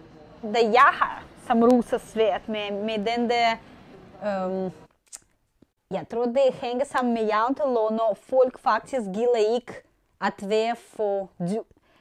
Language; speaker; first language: Danish; non-native, fluent; Russian